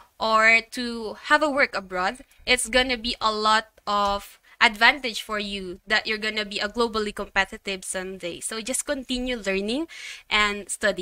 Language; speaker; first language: English; non-native, local second language; Filipino